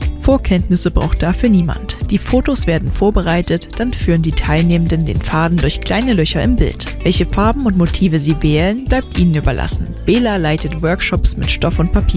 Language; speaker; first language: German; native; German